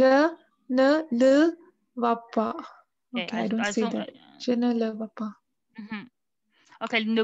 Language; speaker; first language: French; non-native, learner; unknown